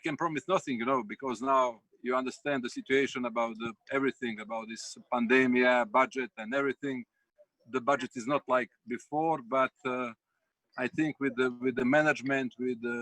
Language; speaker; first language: English; non-native, learner; Serbian